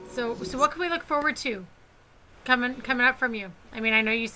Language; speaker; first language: English; native; English